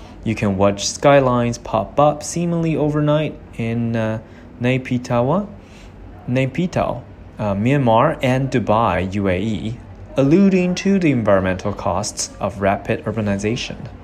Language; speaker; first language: English; non-native, fluent; Chinese